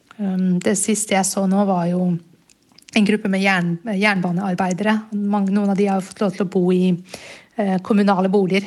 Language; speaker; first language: Norwegian; early bilingual, other home language; Burmese